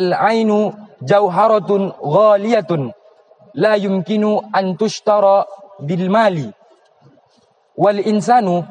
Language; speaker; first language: Arabic; non-native, learner; Indonesian